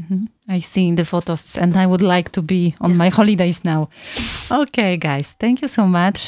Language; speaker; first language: English; non-native, fluent; Polish